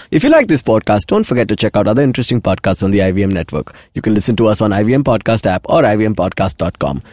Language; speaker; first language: English; non-native, local second language; Hindi